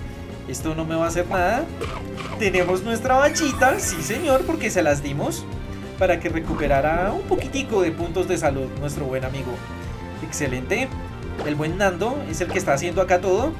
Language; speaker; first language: Spanish; native; Spanish